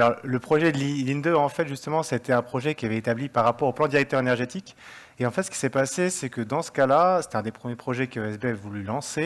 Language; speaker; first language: French; native; French